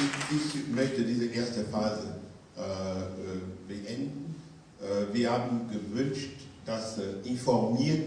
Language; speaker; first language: German; non-native, fluent; French